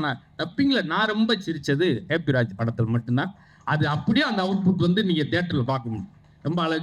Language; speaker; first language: Tamil; native; Tamil